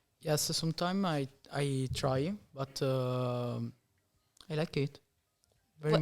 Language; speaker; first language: English; non-native, learner; Italian